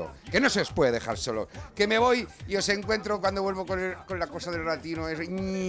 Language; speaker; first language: Spanish; native; Spanish